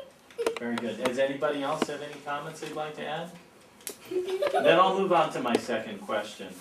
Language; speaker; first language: English; native; English